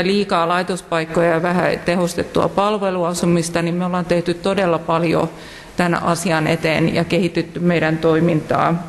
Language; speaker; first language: Finnish; native; Finnish